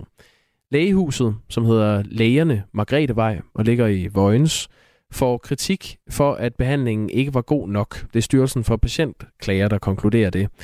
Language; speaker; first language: Danish; native; Danish